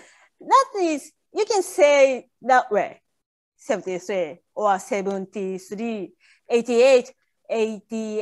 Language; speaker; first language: English; non-native, learner; Japanese